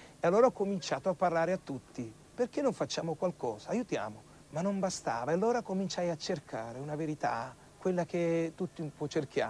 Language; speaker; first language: Italian; native; Italian